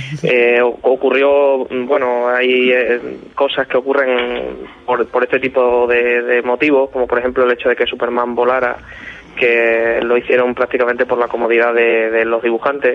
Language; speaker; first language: Spanish; native; Spanish